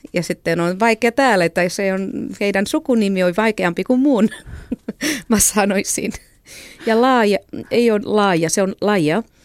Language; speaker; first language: Finnish; non-native, fluent; Catalan